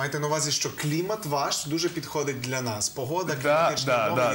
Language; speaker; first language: Ukrainian; native; Ukrainian